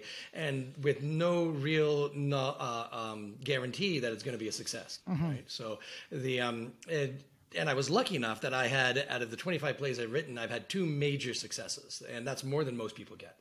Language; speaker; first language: English; native; English